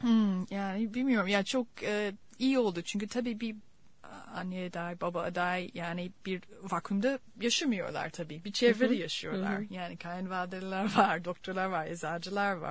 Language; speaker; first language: Turkish; non-native, fluent; English